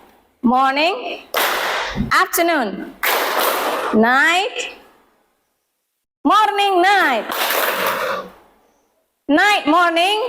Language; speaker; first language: English; non-native, fluent; Indonesian